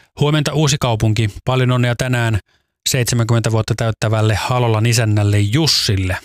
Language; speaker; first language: Finnish; native; Finnish